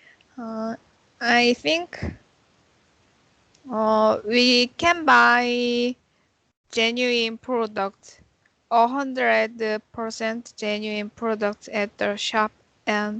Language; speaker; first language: English; non-native, learner; Korean